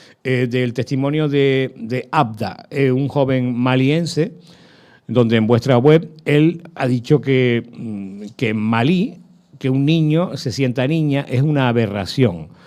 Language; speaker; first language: Spanish; native; Spanish